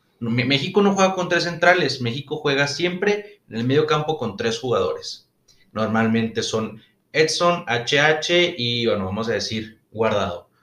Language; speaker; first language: Spanish; native; Spanish